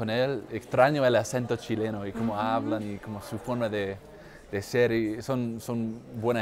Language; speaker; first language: Spanish; non-native, fluent; English